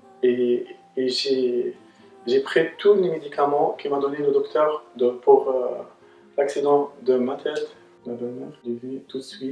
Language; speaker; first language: French; non-native, local second language; Arabic